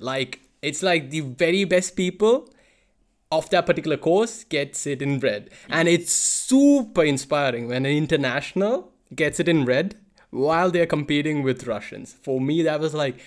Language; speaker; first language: English; non-native, local second language; Malayalam